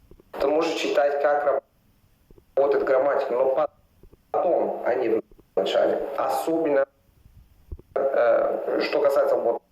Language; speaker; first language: Russian; non-native, fluent; Italian